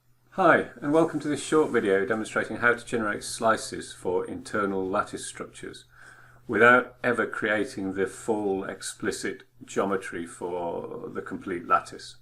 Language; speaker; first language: English; native; English